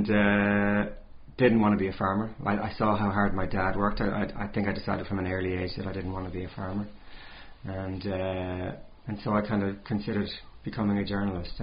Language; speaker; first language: English; native; English